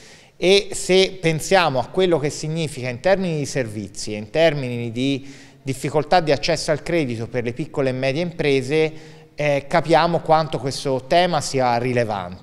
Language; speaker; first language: Italian; native; Italian